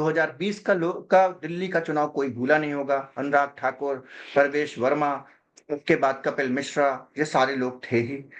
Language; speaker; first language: Hindi; native; Hindi